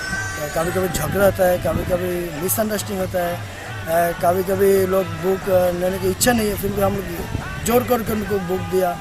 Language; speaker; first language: Hindi; non-native, local second language; Bangla